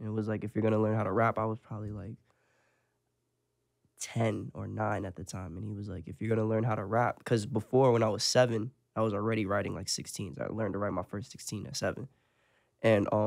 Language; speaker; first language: English; native; English